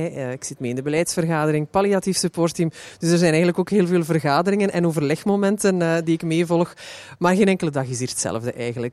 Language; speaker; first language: Dutch; native; Dutch